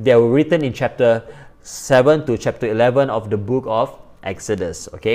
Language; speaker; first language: English; non-native, local second language; Malay